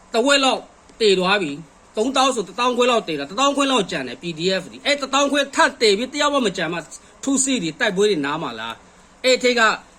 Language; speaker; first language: Burmese; non-native, local second language; Kachin